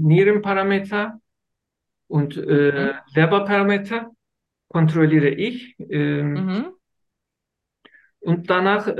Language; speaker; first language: German; non-native, learner; Turkish